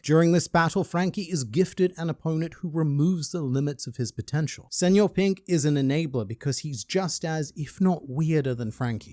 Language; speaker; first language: English; native; English